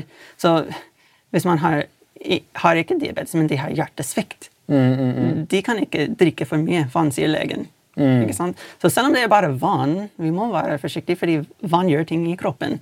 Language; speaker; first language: Norwegian; non-native, fluent; English